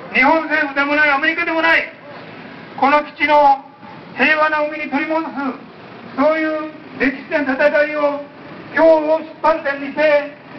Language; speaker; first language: Japanese; native; Japanese